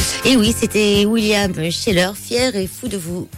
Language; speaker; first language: French; native; French